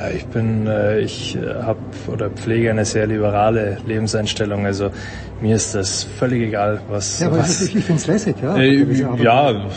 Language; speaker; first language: German; native; German